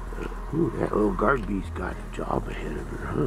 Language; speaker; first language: English; native; English